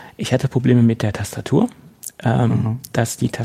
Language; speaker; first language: German; native; German